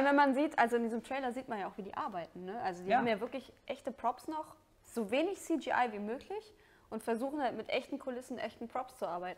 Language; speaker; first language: German; native; German